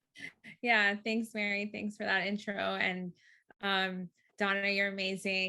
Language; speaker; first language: English; native; English